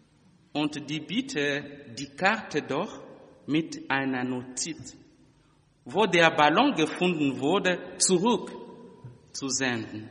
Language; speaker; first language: German; non-native, fluent; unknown